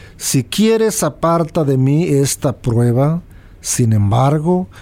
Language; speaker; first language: Spanish; native; Spanish